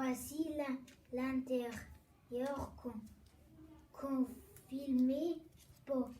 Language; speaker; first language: French; non-native, learner; Bulgarian